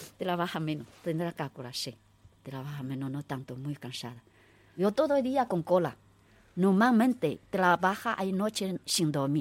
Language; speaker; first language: Spanish; non-native, learner; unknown